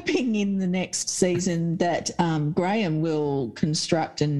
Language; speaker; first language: English; native; English